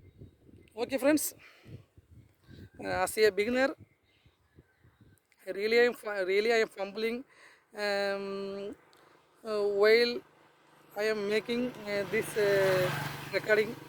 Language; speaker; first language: English; non-native, learner; Tamil